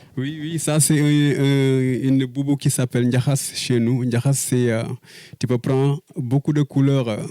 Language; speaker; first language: French; non-native, local second language; Wolof